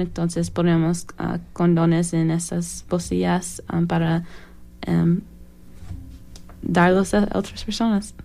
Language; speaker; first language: Spanish; non-native, learner; English